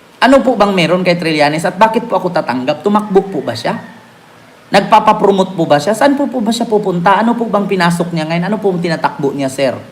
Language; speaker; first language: Filipino; native; Filipino